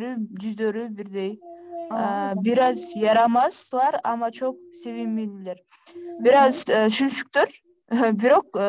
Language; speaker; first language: Turkish; non-native, learner; Kyrgyz